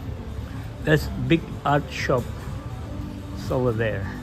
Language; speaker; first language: English; non-native, local second language; Indonesian